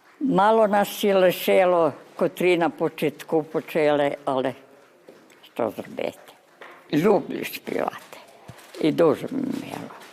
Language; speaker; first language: Ukrainian; early bilingual, heritage; Ukrainian